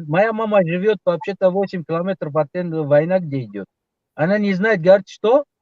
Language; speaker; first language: Russian; non-native, local second language; Tajik